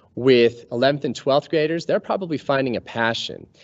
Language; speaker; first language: English; native; English